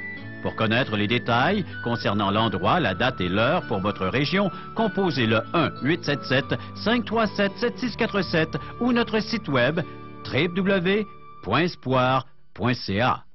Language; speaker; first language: French; native; French